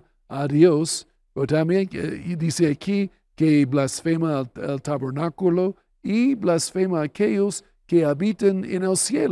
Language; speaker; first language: Spanish; non-native, fluent; English